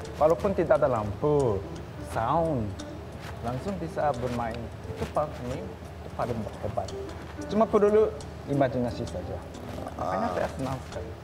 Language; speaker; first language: Indonesian; non-native, learner; Japanese